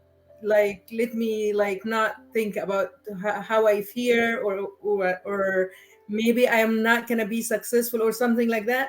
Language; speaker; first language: English; non-native, learner; Arabic